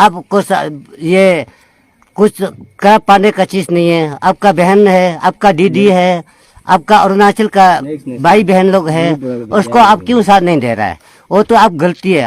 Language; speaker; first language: Hindi; non-native, local second language; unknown